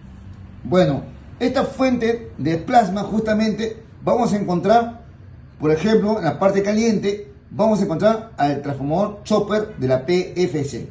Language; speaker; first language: Spanish; native; Spanish